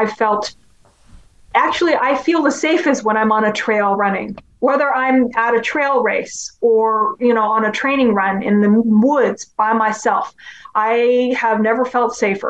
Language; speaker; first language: English; non-native, local second language; Cantonese